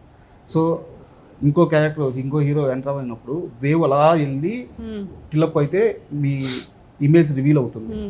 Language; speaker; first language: Telugu; native; Telugu